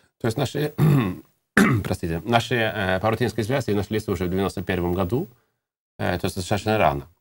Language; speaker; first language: Russian; native; Russian